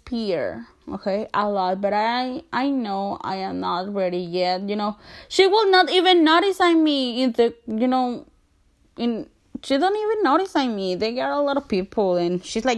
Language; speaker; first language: English; non-native, learner; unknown